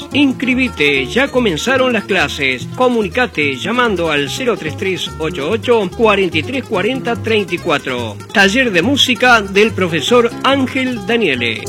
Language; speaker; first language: Spanish; native; Spanish